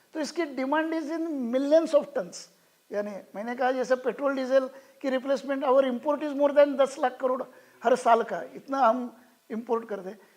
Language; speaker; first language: Hindi; non-native, local second language; Marathi